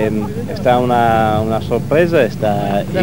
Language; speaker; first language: Spanish; non-native, learner; Italian